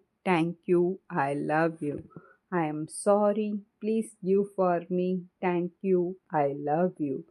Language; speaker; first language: English; non-native, learner; Tamil